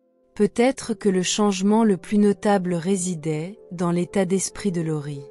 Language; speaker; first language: French; native; French